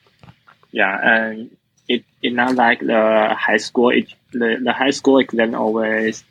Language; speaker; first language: English; non-native, learner; Chinese